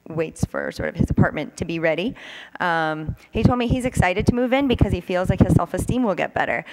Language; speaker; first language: English; native; English